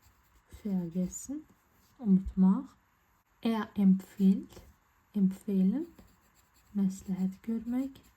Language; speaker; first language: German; non-native, fluent; Azerbaijani